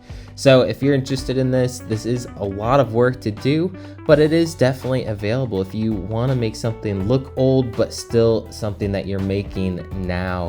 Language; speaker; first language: English; native; English